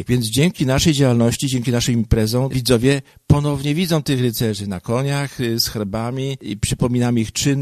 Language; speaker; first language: Polish; native; Polish